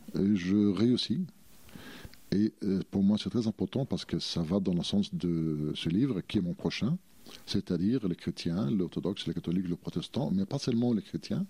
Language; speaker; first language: French; non-native, fluent; Arabic